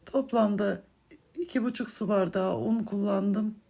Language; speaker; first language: Turkish; native; Turkish